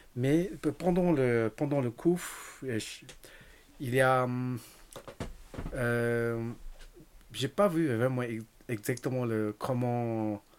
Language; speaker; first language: French; non-native, learner; Tibetan